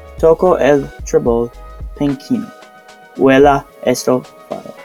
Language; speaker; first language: Spanish; non-native, learner; English